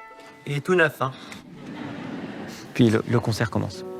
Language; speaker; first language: French; non-native, fluent; Arabic